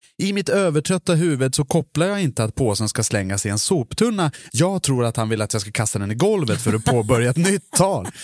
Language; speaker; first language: Swedish; native; Swedish